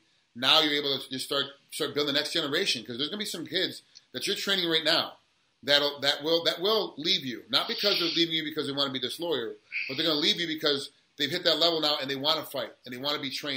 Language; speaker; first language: English; native; English